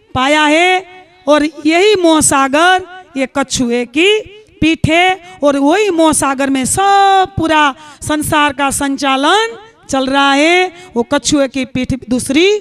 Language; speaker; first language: Hindi; non-native, local second language; Gujarati